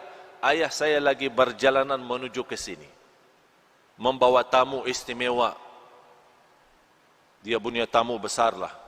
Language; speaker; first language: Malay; non-native, fluent; Arabic